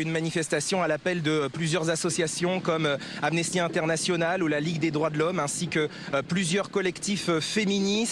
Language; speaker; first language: French; native; French